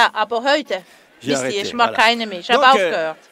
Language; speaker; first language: German; non-native, fluent; French